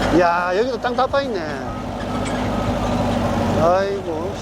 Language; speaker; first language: Korean; native; Korean